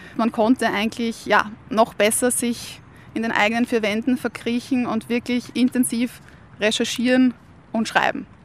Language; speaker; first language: German; native; German